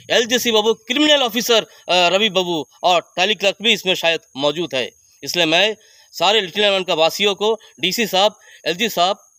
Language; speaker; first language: Hindi; non-native, local second language; Bangla